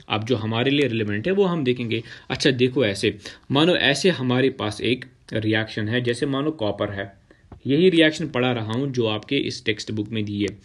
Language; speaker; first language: Hindi; non-native, local second language; Kashmiri